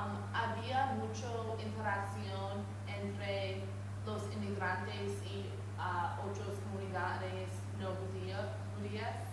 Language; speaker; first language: Spanish; non-native, learner; English